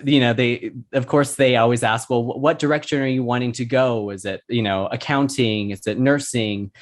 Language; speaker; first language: English; native; English